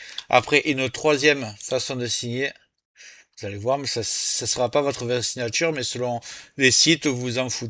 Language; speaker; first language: French; native; French